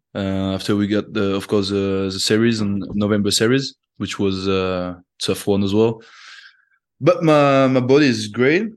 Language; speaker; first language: English; non-native, fluent; French